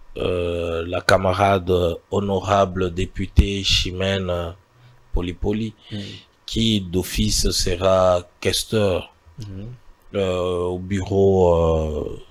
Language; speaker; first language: French; non-native, local second language; Swahili